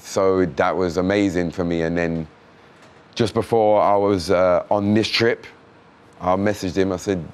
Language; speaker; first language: English; native; English